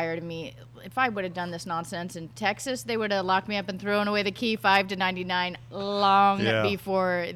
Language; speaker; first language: English; native; English